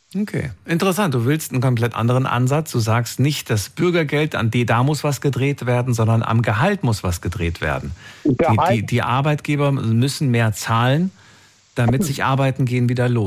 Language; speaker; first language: German; native; German